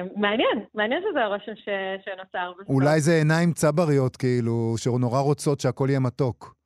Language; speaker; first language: Hebrew; early bilingual, other home language; Russian